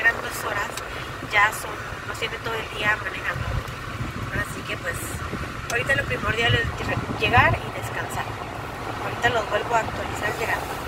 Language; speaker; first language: Spanish; native; Spanish